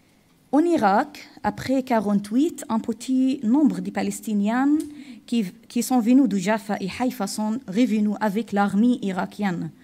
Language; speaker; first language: French; non-native, fluent; Arabic